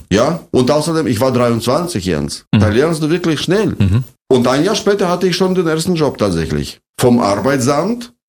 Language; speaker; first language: German; non-native, fluent; Russian